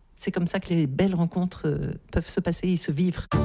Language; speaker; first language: French; native; French